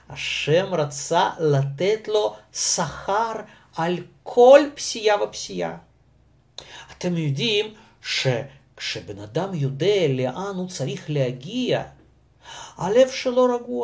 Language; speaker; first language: Hebrew; non-native, fluent; Russian